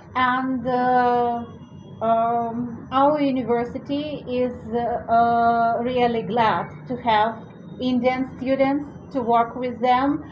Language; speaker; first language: English; non-native, fluent; Russian